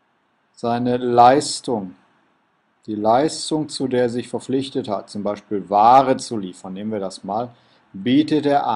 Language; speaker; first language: German; native; German